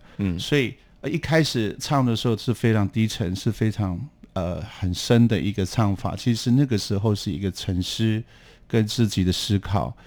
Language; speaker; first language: Chinese; non-native, local second language; Amis